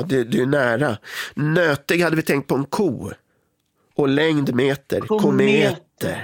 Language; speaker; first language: Swedish; native; Swedish